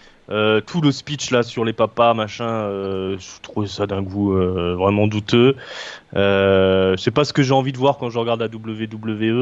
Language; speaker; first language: French; native; French